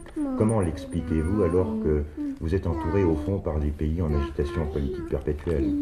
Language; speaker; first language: French; native; French